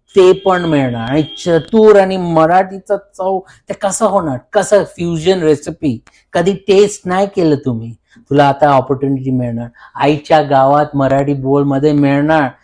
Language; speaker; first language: Marathi; early bilingual, heritage; Marathi